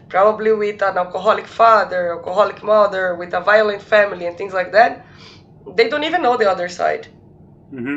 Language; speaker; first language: English; non-native, fluent; Portuguese